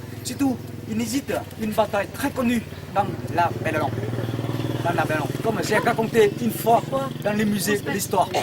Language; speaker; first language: French; non-native, fluent; Vietnamese